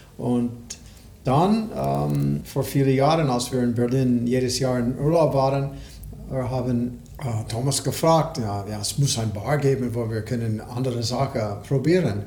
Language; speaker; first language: German; non-native, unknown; English